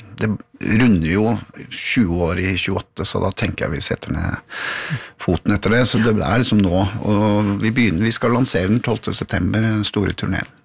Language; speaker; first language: Norwegian; native; Norwegian